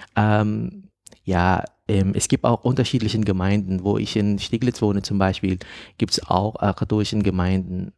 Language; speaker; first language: German; non-native, fluent; Filipino